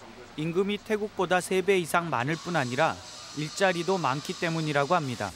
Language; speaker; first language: Korean; native; Korean